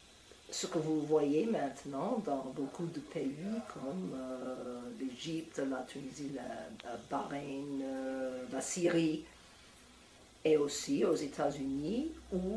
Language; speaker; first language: French; non-native, fluent; English